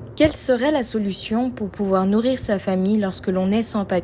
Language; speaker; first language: French; native; French